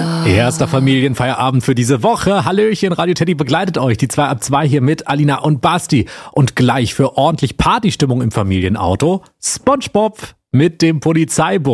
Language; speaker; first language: German; native; German